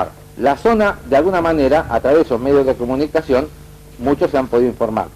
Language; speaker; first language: Spanish; native; Spanish